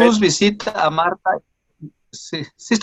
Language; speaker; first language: Spanish; native; Spanish